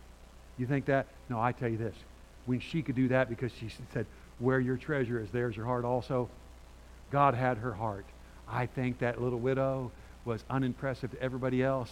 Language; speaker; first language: English; native; English